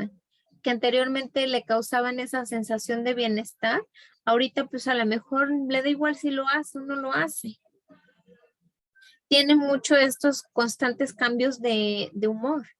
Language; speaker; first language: Spanish; native; Spanish